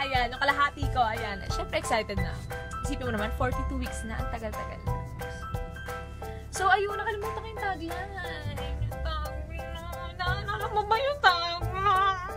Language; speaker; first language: Filipino; native; Filipino